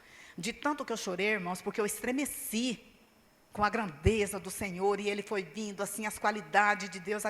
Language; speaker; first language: Portuguese; native; Portuguese